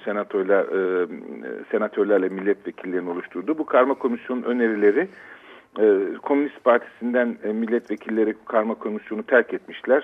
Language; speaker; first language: Turkish; native; Turkish